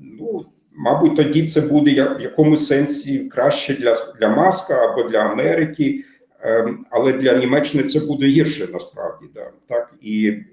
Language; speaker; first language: Ukrainian; non-native, fluent; German